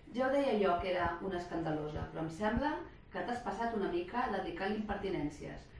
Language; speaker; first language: Catalan; native; Catalan